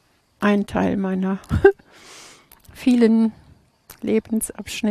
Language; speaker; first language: German; native; German